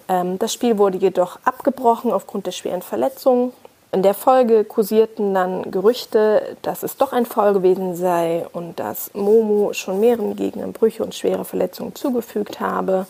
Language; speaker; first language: German; native; German